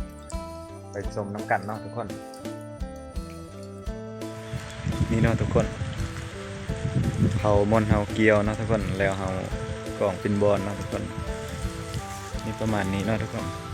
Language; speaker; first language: Thai; non-native, local second language; Northeastern Thai